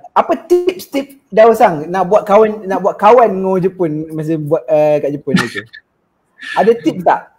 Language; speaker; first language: Malay; native; Malay